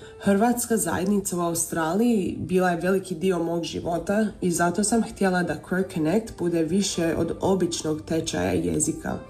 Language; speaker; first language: Croatian; early bilingual, heritage; Croatian